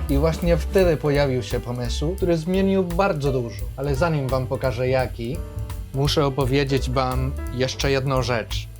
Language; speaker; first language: Polish; non-native, fluent; Spanish